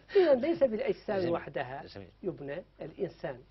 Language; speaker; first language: Arabic; native; Arabic